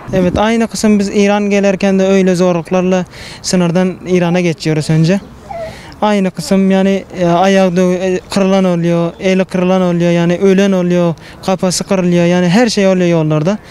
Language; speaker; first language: Turkish; non-native, fluent; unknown